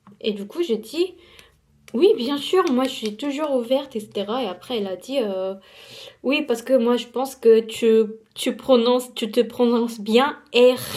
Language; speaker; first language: French; non-native, fluent; Korean